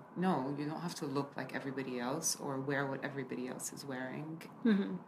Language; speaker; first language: English; early bilingual, other home language; Arabic